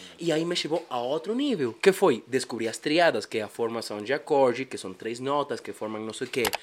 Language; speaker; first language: Portuguese; non-native, fluent; Spanish